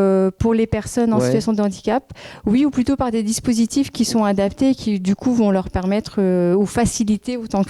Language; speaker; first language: French; native; French